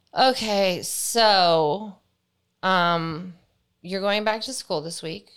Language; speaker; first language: English; native; English